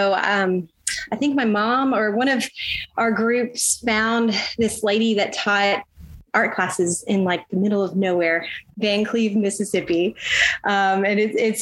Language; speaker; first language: English; native; English